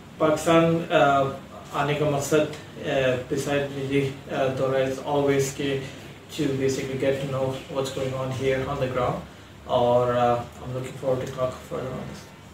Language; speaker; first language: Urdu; native; Urdu